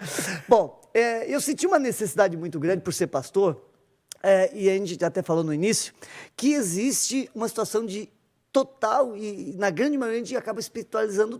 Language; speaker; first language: Portuguese; native; Portuguese